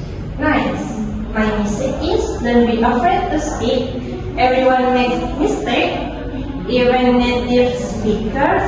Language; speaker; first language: English; non-native, learner; Indonesian